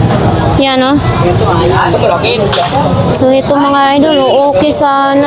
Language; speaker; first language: Filipino; non-native, local second language; Cebuano